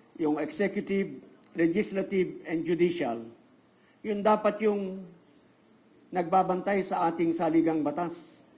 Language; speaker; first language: Filipino; native; Filipino